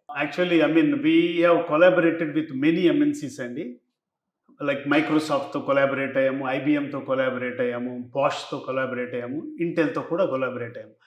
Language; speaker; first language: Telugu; native; Telugu